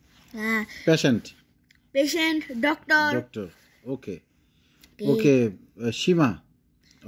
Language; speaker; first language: English; non-native, fluent; Bangla